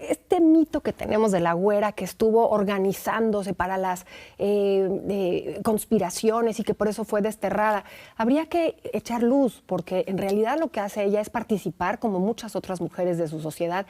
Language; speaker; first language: Spanish; native; Spanish